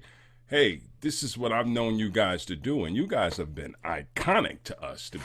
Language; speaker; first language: English; native; English